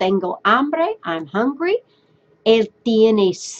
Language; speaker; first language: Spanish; non-native, fluent; English